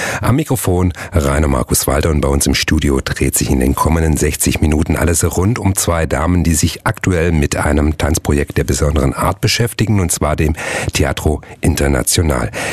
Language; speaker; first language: German; native; German